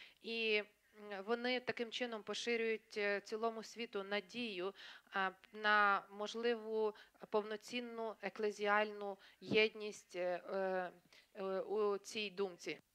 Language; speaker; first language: Ukrainian; native; Ukrainian